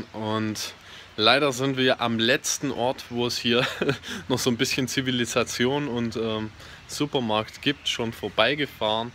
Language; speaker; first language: German; native; German